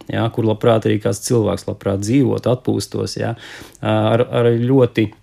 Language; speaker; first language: Latvian; native; Latvian